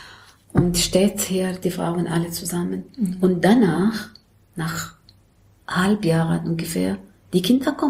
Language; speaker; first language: German; non-native, learner; Arabic